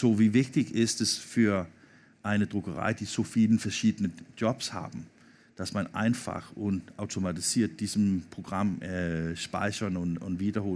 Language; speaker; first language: German; non-native, learner; Danish